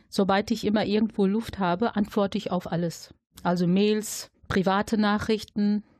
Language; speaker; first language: German; native; German